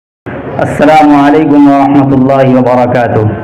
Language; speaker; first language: Arabic; non-native, fluent; Urdu